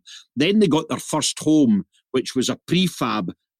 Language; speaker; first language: English; native; English